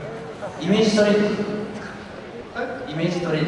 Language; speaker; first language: Japanese; native; Japanese